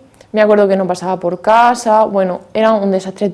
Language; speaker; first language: Spanish; native; Spanish